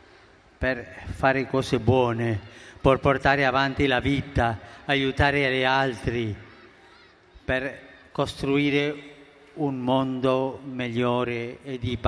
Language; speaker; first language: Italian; non-native, fluent; Spanish